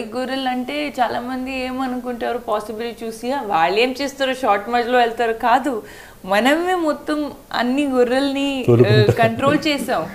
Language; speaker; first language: Telugu; non-native, fluent; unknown